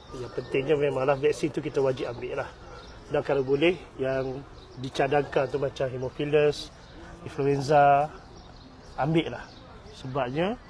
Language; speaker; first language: Malay; native; Malay